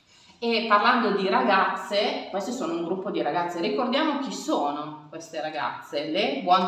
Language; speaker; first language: Italian; native; Italian